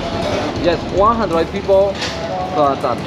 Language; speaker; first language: English; non-native, learner; Burmese